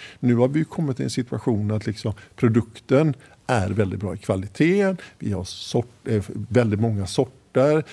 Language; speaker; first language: Swedish; native; Swedish